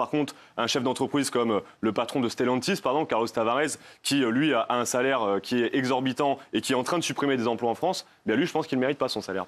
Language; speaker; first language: French; native; French